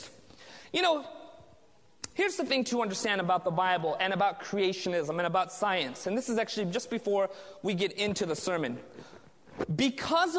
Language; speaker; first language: English; native; English